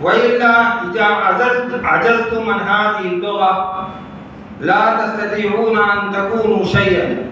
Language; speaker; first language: Arabic; non-native, fluent; Urdu